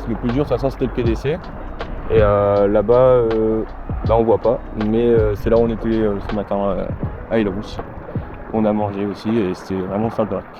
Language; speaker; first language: French; native; French